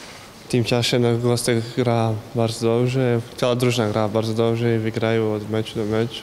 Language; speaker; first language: Polish; non-native, learner; Bosnian